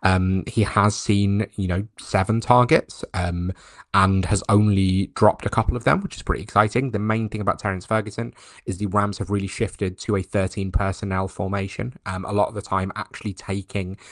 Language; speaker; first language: English; native; English